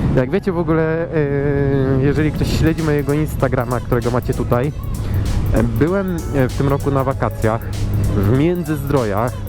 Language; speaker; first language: Polish; native; Polish